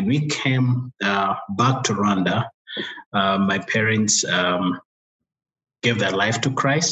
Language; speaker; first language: English; non-native, local second language; Kinyarwanda